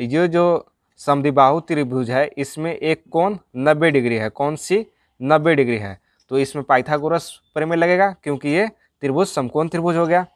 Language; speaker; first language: Hindi; native; Hindi